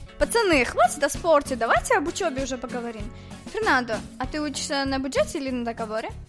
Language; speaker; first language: Russian; non-native, local second language; Tajik